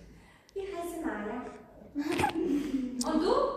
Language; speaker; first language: German; non-native, fluent; Croatian